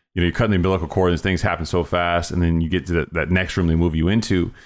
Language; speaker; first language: English; early bilingual, other home language; Persian